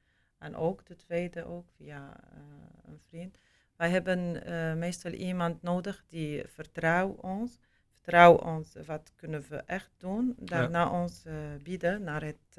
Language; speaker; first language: Dutch; non-native, learner; Arabic